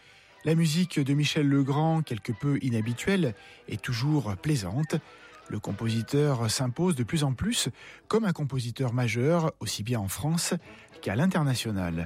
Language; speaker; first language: French; native; French